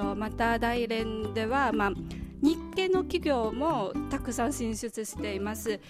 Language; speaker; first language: Japanese; non-native, fluent; Chinese